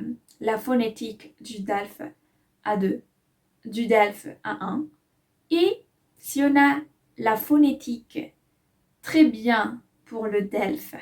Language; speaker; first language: French; non-native, fluent; Spanish